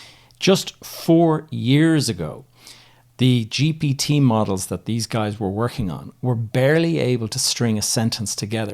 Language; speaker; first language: English; native; English